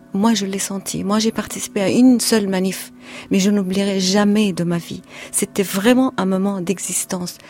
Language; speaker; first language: French; non-native, fluent; Arabic